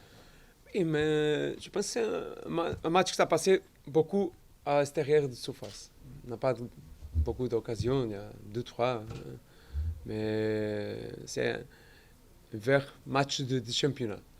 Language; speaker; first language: French; non-native, learner; Portuguese